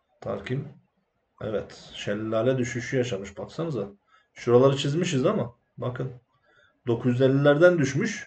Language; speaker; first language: Turkish; native; Turkish